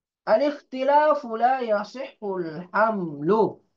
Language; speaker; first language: Arabic; non-native, fluent; Indonesian